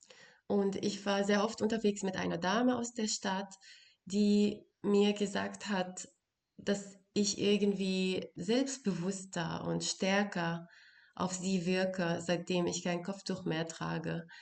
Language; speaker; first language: German; non-native, fluent; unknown